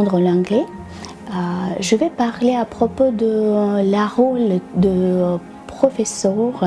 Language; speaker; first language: French; non-native, fluent; Russian